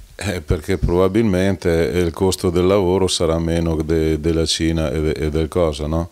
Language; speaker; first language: Italian; early bilingual, heritage; Italian